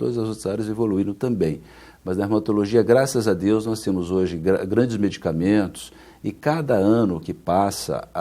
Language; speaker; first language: Portuguese; native; Portuguese